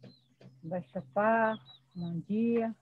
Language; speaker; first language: Portuguese; non-native, local second language; Guarani